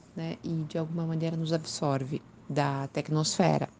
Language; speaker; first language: Portuguese; native; Portuguese